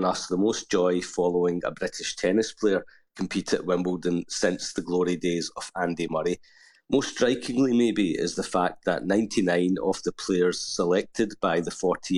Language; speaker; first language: English; native; English